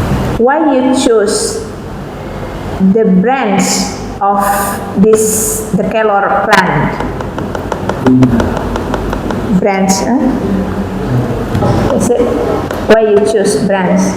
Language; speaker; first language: English; non-native, fluent; Indonesian